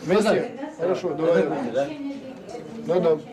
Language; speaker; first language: Russian; non-native, learner; French